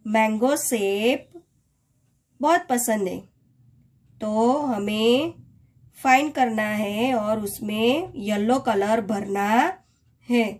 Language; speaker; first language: Hindi; non-native, local second language; Gujarati